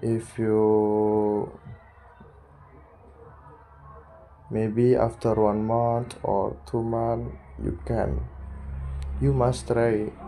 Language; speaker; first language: English; non-native, learner; Indonesian